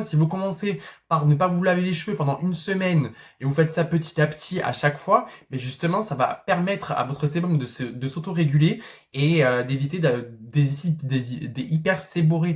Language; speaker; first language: French; native; French